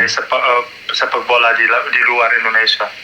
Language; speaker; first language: Indonesian; non-native, learner; Dutch